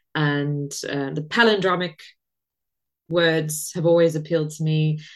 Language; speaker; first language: English; native; English